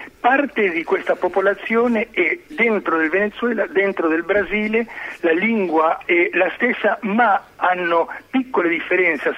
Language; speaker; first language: Italian; early bilingual, heritage; Spanish